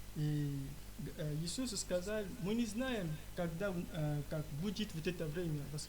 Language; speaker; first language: Russian; non-native, learner; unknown